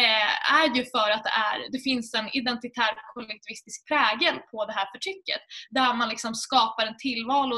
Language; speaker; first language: Swedish; native; Swedish